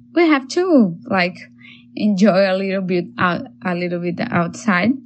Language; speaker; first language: English; non-native, learner; Portuguese